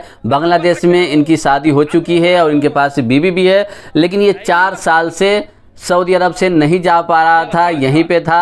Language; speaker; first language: Hindi; native; Hindi